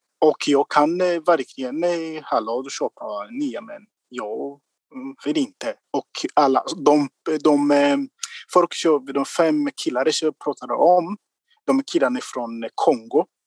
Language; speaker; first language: Swedish; non-native, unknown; Kinyarwanda